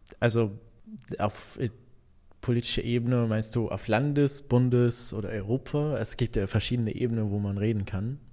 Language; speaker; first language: German; non-native, fluent; Arabic